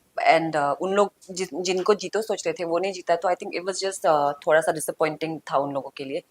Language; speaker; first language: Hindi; non-native, local second language; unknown